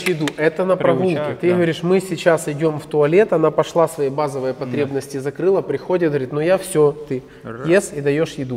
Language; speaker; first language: Russian; native; Russian